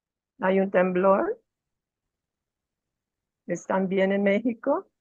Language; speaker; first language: Spanish; non-native, fluent; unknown